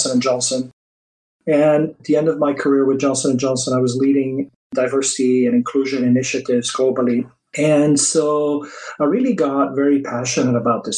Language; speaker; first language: English; non-native, fluent; Dutch